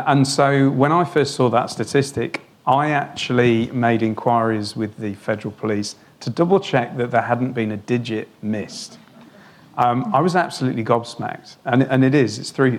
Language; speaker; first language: English; native; English